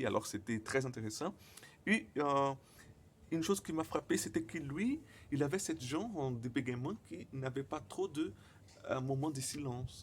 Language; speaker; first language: French; non-native, learner; Portuguese